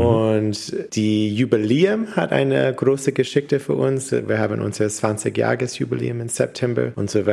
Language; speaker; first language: German; non-native, learner; English